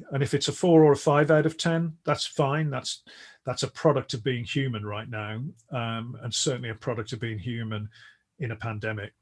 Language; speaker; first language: English; native; English